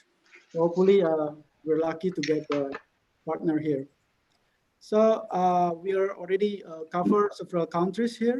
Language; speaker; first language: English; non-native, fluent; Belarusian